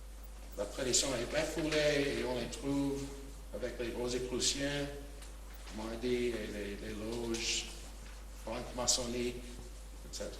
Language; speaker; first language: French; non-native, fluent; English